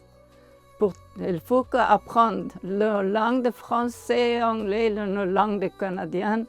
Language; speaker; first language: French; non-native, learner; Persian